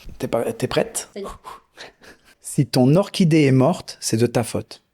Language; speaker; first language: French; native; French